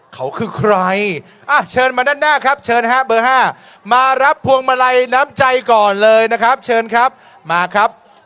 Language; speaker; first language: Thai; native; Thai